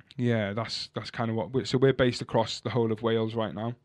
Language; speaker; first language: English; native; English